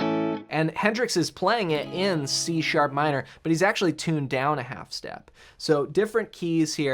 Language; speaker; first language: English; native; English